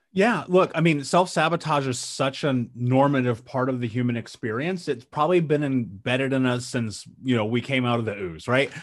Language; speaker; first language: English; native; English